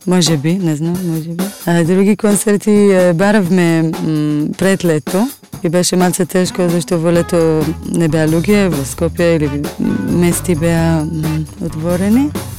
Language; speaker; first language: Macedonian; non-native, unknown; Hebrew